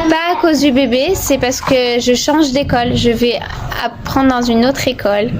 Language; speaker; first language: French; native; French